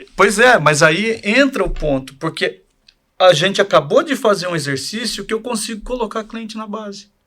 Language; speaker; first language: Portuguese; native; Portuguese